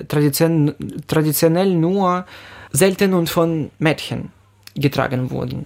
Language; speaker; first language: German; non-native, fluent; Ukrainian